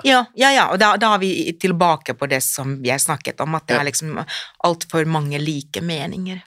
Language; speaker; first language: Norwegian; non-native, fluent; Finnish